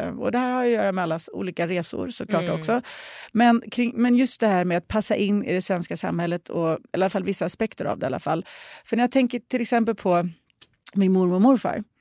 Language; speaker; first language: Swedish; early bilingual, other home language; Russian